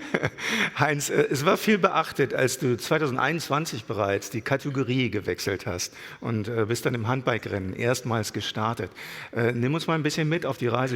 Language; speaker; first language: German; native; German